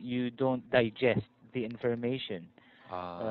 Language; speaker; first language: English; non-native, fluent; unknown